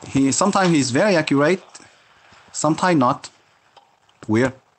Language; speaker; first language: English; non-native, fluent; French